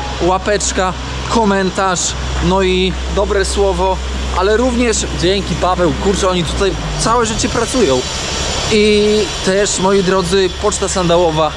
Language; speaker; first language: Polish; native; Polish